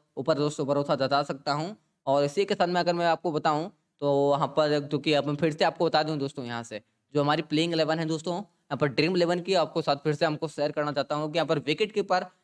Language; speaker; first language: Hindi; native; Hindi